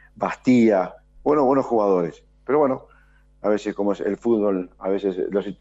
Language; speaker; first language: Spanish; native; Spanish